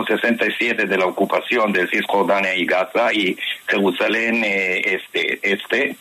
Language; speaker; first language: Spanish; non-native, fluent; Hebrew